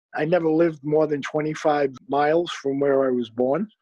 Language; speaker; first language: English; native; English